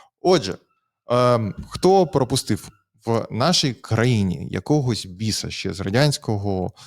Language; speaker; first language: Ukrainian; native; Ukrainian